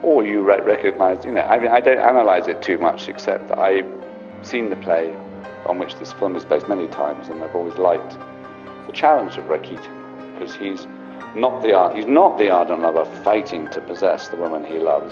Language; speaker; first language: English; native; English